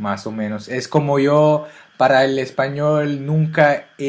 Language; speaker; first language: Spanish; non-native, fluent; French